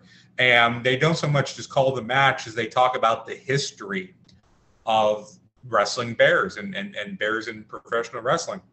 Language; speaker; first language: English; native; English